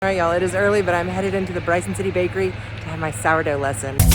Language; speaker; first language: English; native; English